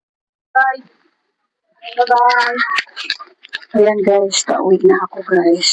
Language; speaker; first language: Filipino; native; Filipino